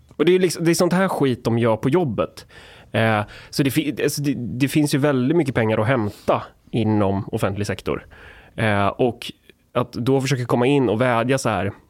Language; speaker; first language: Swedish; native; Swedish